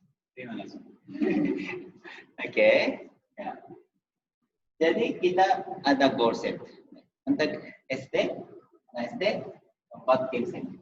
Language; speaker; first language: Indonesian; non-native, fluent; Japanese